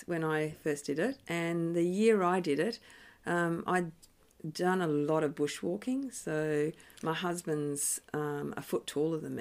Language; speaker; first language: English; native; English